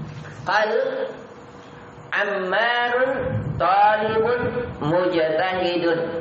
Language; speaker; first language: Arabic; non-native, fluent; Indonesian